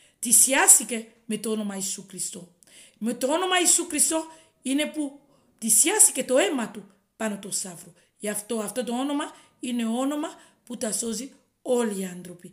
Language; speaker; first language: Greek; non-native, fluent; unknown